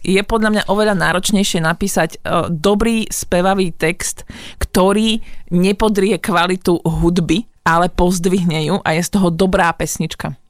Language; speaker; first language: Slovak; native; Slovak